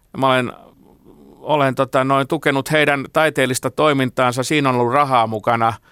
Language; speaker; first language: Finnish; non-native, local second language; Swedish